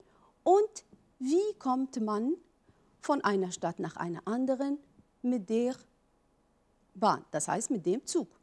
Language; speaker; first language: German; non-native, fluent; Arabic